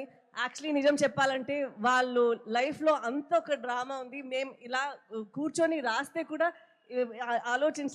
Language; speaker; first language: Telugu; non-native, fluent; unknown